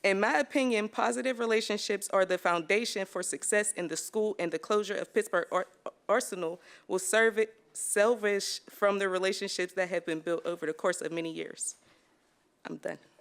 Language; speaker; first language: English; native; English